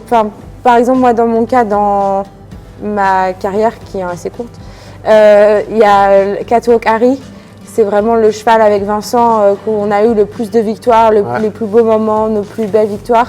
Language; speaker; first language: French; native; French